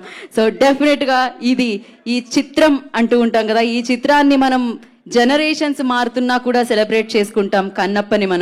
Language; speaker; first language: Telugu; native; Telugu